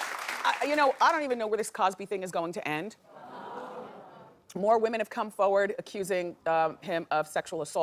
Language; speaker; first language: English; native; English